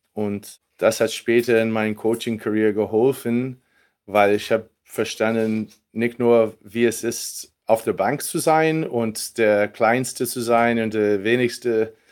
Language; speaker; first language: German; non-native, fluent; English